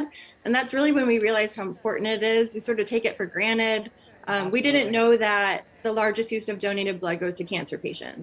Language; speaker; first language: English; native; English